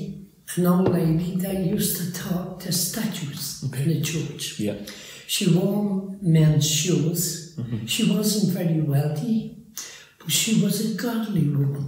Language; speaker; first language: English; native; English